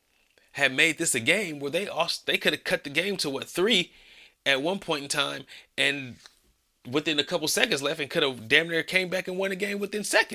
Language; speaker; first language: English; native; English